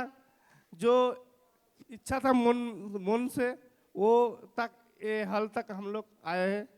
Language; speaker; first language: Hindi; non-native, local second language; Bangla